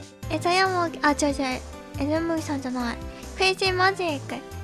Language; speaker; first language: Japanese; native; Japanese